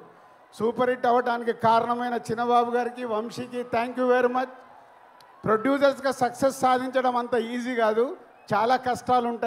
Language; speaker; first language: Telugu; native; Telugu